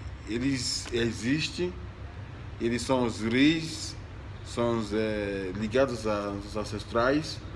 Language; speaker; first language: Portuguese; non-native, fluent; Yoruba